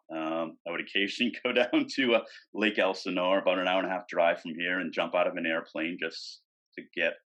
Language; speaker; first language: English; native; English